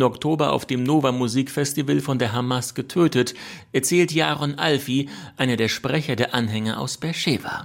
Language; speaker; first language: German; native; German